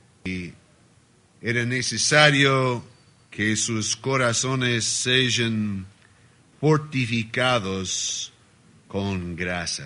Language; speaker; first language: Spanish; non-native, learner; Portuguese